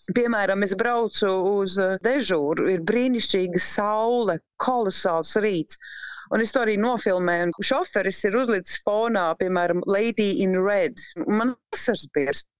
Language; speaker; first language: Latvian; native; Latvian